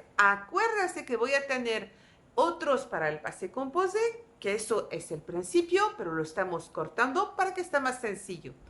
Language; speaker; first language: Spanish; non-native, learner; French